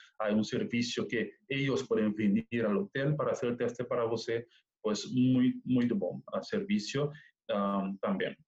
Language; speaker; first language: Spanish; non-native, fluent; Papiamento